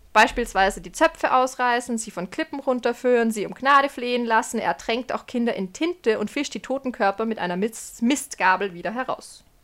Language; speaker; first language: German; early bilingual, other home language; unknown